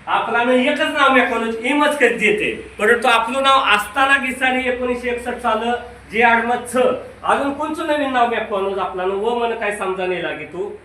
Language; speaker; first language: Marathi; non-native, local second language; Rajasthani